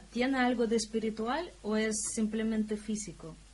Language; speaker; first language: Spanish; non-native, fluent; Russian